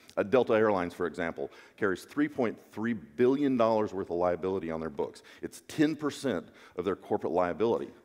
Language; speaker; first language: English; native; English